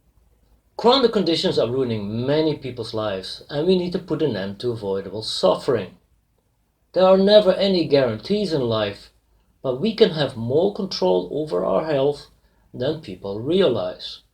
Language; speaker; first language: English; non-native, fluent; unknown